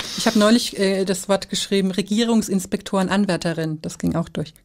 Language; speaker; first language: German; native; German